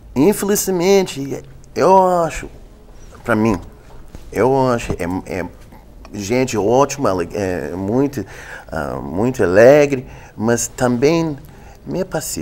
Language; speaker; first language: Portuguese; non-native, fluent; English